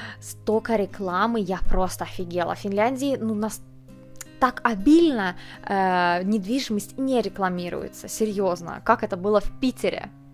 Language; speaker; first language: Russian; early bilingual, heritage; Russian